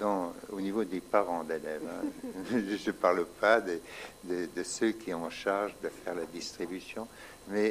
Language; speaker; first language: French; native; French